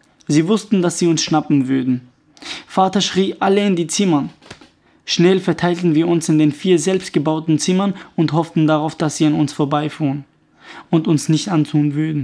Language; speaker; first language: German; early bilingual, other home language; Kurdish